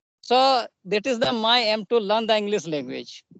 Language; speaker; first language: English; non-native, learner; Santali